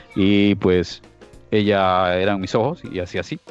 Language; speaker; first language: Spanish; native; Spanish